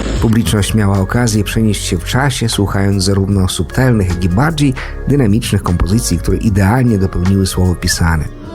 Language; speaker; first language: Polish; early bilingual, heritage; Polish